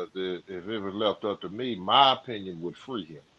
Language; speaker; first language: English; native; English